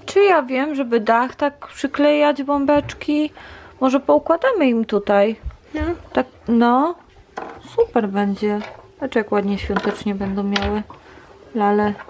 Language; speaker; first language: Polish; native; Polish